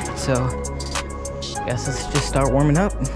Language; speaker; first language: English; native; English